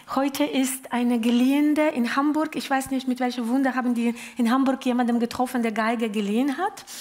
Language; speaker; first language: German; non-native, learner; Ukrainian